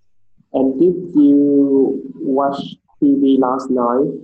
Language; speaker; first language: English; non-native, learner; Vietnamese